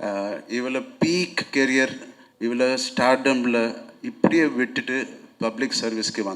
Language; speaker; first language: Tamil; non-native, local second language; Telugu